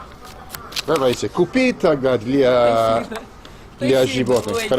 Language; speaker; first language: Russian; non-native, learner; English